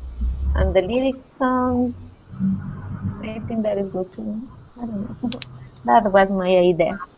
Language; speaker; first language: English; non-native, learner; Spanish